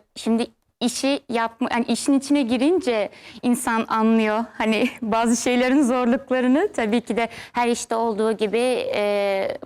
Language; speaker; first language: Turkish; non-native, fluent; Turkmen